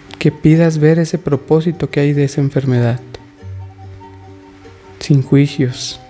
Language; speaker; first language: Spanish; native; Spanish